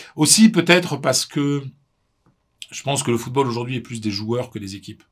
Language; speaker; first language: French; native; French